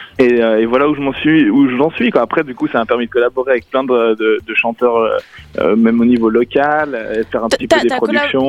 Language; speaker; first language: French; native; French